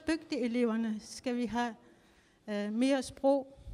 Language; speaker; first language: Danish; non-native, local second language; Kalaallisut